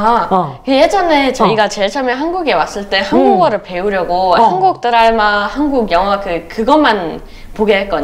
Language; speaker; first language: Korean; early bilingual, other home language; English